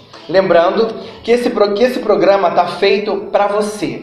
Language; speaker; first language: Portuguese; native; Portuguese